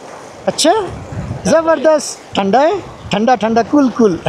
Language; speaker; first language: Hindi; non-native, learner; Bangla